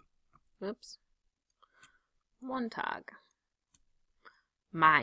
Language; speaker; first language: German; non-native, fluent; English